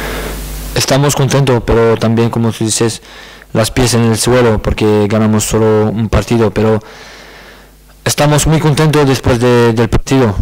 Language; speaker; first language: Spanish; non-native, learner; French